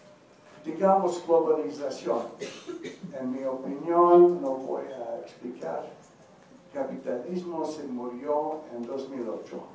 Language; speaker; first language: Spanish; non-native, learner; English